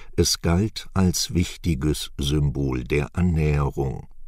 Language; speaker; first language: German; native; German